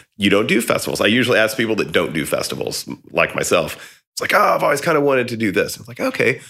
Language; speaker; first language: English; native; English